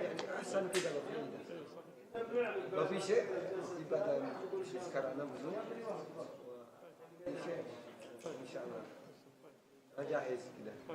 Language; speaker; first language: Arabic; non-native, learner; Indonesian